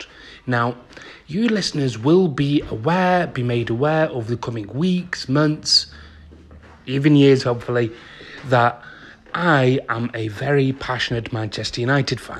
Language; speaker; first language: English; native; English